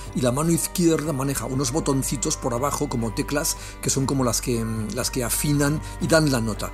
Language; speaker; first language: Spanish; native; Spanish